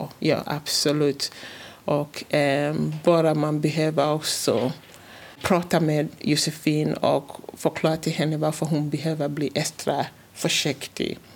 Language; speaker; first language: Swedish; non-native, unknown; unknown